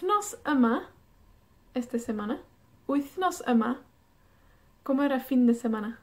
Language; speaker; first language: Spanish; non-native, fluent; Welsh